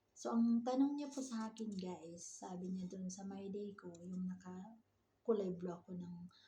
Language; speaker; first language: Filipino; non-native, local second language; Waray